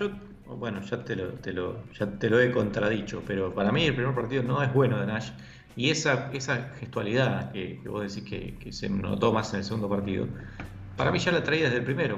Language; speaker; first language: Spanish; native; Spanish